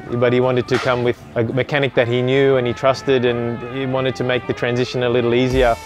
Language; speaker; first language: English; native; English